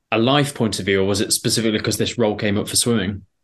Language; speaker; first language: English; native; English